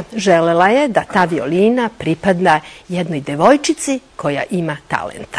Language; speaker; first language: Serbian; native; Serbian